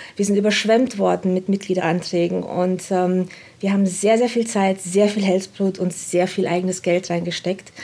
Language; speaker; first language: German; non-native, fluent; Romanian